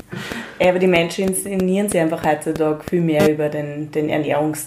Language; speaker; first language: German; native; German